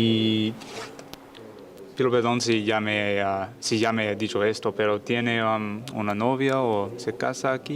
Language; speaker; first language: Spanish; non-native, learner; English